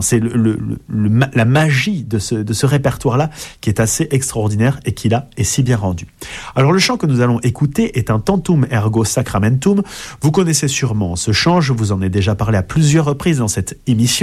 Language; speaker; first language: French; native; French